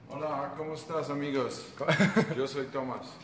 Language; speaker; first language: Spanish; non-native, learner; Polish